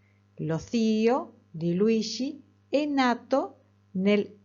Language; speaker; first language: Italian; non-native, fluent; Spanish